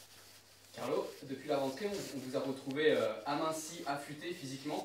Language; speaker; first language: French; native; French